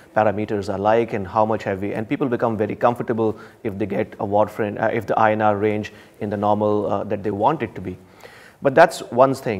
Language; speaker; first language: English; non-native, local second language; Hindi